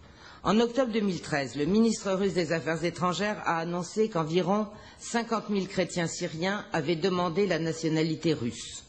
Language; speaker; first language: French; native; French